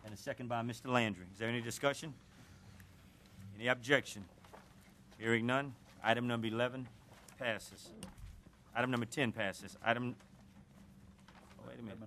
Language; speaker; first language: English; native; English